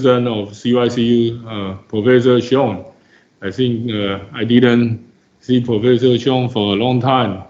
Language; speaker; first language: English; non-native, fluent; Chinese